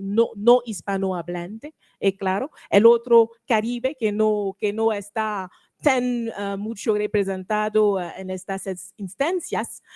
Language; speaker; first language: Spanish; non-native, learner; French